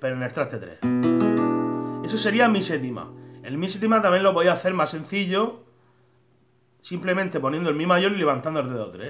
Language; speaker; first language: Spanish; native; Spanish